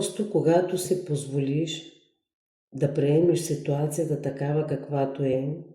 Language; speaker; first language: Bulgarian; native; Bulgarian